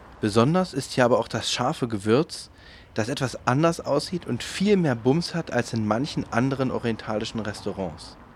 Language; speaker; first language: German; native; German